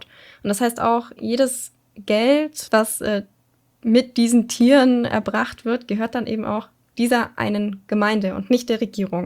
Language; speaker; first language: German; native; German